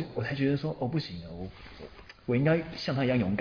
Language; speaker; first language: Chinese; native; Chinese